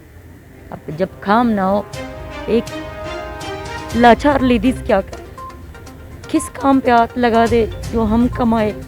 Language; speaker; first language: Hindi; non-native, fluent; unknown